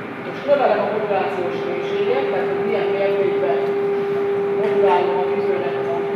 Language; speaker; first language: Hungarian; native; Hungarian